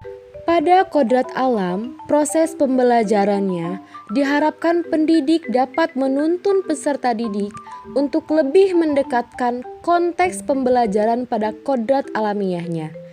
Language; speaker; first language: Indonesian; native; Indonesian